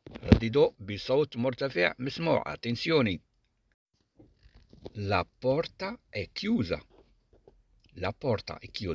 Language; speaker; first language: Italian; non-native, fluent; Arabic